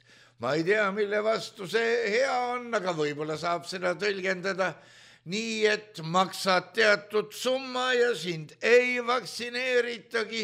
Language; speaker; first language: Estonian; native; Estonian